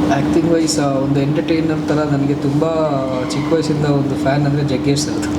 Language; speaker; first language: Kannada; non-native, local second language; Tulu